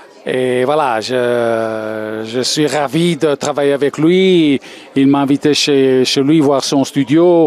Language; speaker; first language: French; non-native, fluent; Italian